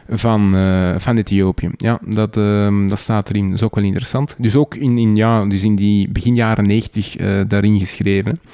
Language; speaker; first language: Dutch; native; Dutch